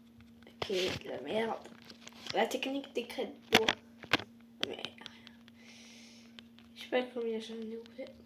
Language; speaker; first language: French; native; French